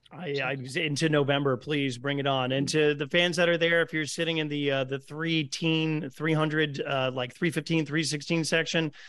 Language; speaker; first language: English; native; English